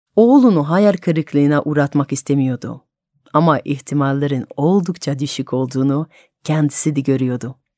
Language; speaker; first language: Turkish; non-native, fluent; French